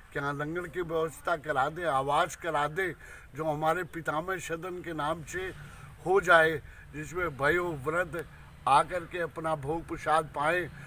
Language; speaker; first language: Hindi; native; Hindi